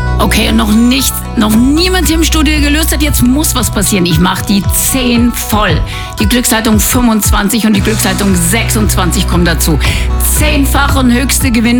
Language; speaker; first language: German; native; German